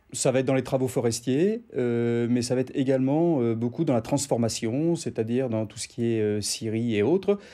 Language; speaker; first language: French; native; French